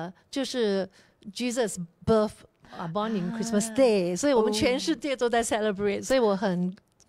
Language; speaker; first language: Chinese; native; Chinese